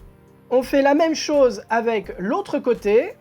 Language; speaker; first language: French; native; French